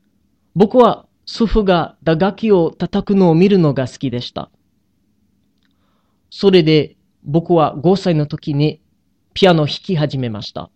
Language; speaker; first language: Japanese; non-native, learner; English